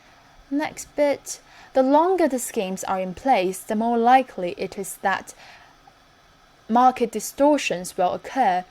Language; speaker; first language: English; non-native, fluent; Chinese